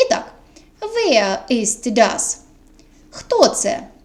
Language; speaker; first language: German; non-native, fluent; Ukrainian